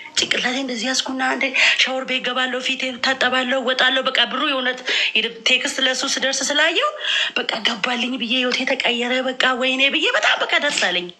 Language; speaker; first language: Amharic; native; Amharic